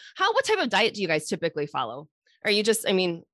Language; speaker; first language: English; native; English